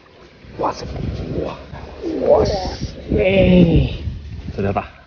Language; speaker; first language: Chinese; native; Chinese